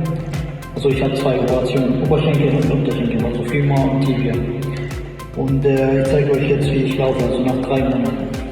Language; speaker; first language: German; non-native, fluent; Arabic